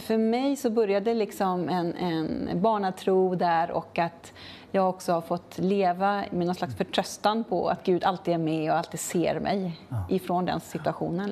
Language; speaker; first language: Swedish; native; Swedish